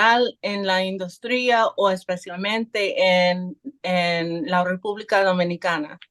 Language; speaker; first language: Spanish; non-native, learner; English